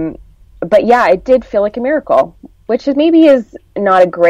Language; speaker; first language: English; native; English